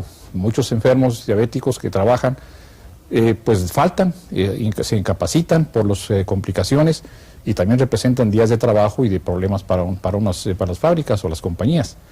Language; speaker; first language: Spanish; native; Spanish